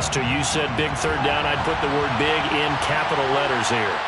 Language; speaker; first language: English; native; English